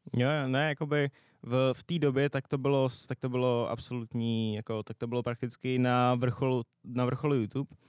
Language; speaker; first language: Czech; native; Czech